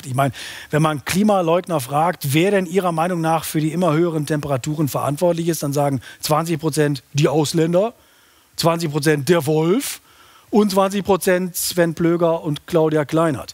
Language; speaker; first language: German; native; German